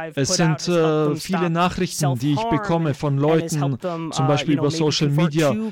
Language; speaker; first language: German; non-native, fluent; English